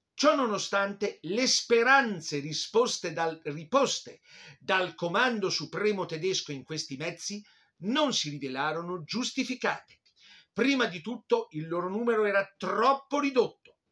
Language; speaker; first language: Italian; native; Italian